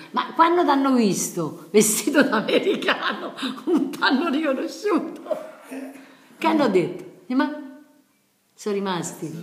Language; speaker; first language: Italian; native; Italian